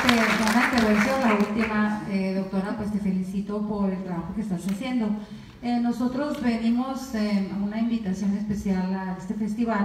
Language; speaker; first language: Spanish; native; Spanish